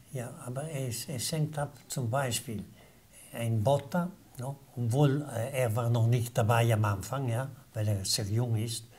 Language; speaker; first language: German; non-native, local second language; Italian